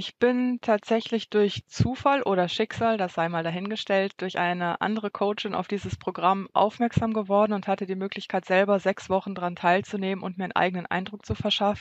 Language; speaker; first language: German; native; German